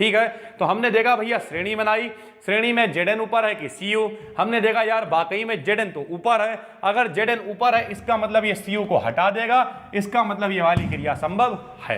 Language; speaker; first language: Hindi; native; Hindi